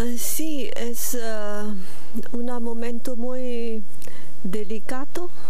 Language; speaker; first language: Spanish; non-native, learner; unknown